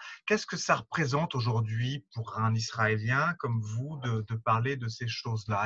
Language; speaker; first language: French; native; French